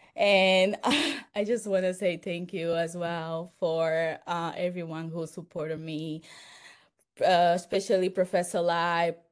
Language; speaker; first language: English; non-native, fluent; Portuguese